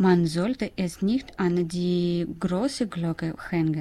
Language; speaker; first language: German; non-native, learner; Russian